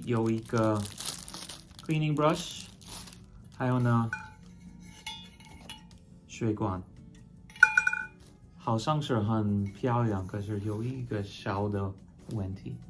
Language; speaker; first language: Chinese; non-native, fluent; English